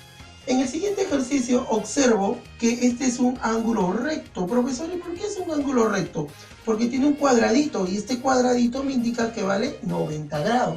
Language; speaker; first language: Spanish; native; Spanish